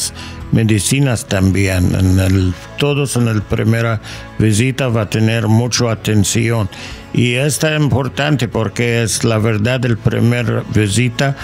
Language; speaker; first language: Spanish; non-native, learner; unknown